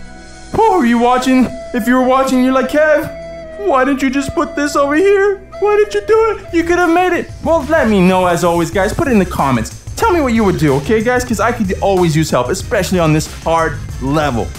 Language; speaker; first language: English; native; English